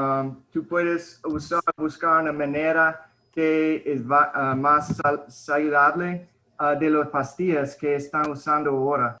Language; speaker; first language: Spanish; early bilingual, heritage; Spanish